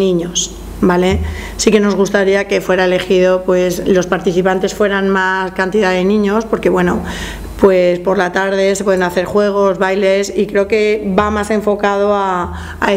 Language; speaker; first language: Spanish; native; Spanish